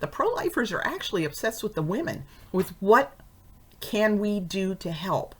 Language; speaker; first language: English; native; English